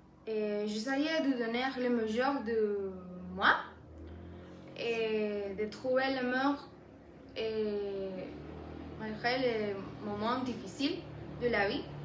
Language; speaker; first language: French; non-native, learner; Spanish